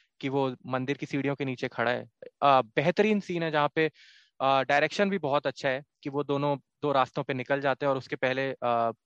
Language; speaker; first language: Hindi; native; Hindi